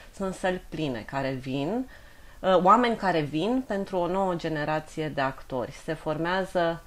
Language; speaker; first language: Romanian; native; Romanian